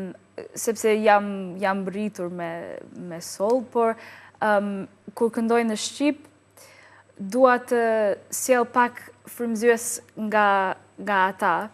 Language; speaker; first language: Albanian; non-native, learner; English